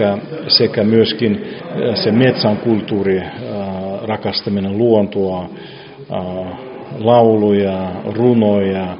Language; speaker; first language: Finnish; non-native, fluent; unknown